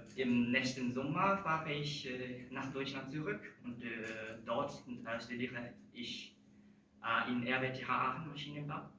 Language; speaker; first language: German; non-native, learner; Japanese